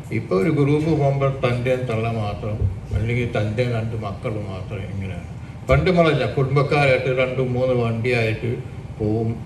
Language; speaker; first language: Malayalam; early bilingual, heritage; Malayalam